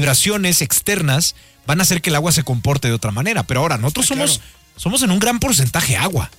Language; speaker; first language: Spanish; native; Spanish